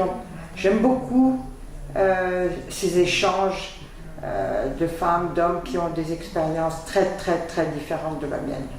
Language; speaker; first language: French; native; French